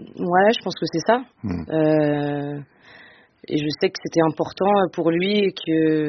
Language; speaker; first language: French; non-native, local second language; Dutch